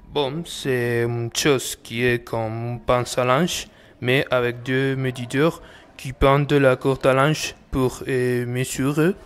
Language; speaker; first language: French; non-native, learner; Spanish